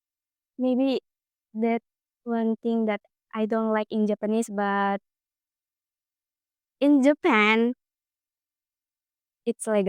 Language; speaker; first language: English; non-native, learner; Indonesian